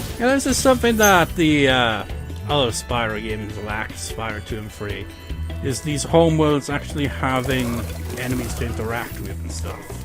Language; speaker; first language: English; native; English